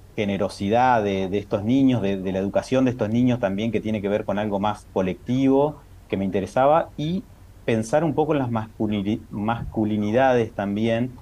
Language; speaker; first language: Spanish; native; Spanish